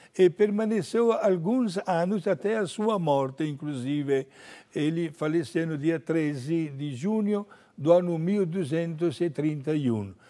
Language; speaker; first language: Portuguese; non-native, fluent; Italian